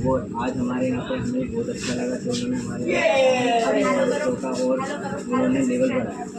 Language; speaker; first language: Hindi; native; Hindi